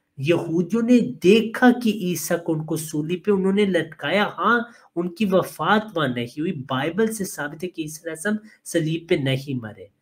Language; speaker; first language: Urdu; non-native, local second language; Punjabi